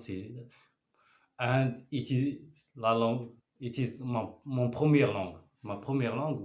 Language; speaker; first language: French; non-native, learner; Arabic